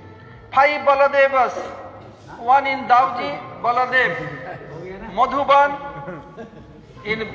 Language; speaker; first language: English; non-native, local second language; Hindi